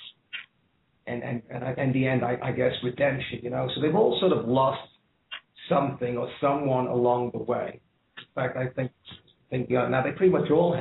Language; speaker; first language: English; native; English